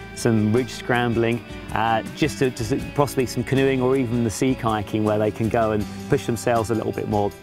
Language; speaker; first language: English; native; English